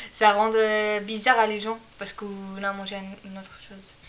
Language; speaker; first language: French; non-native, local second language; Arabic